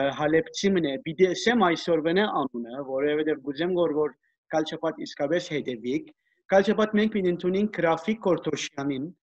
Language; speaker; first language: Armenian; early bilingual, heritage; Armenian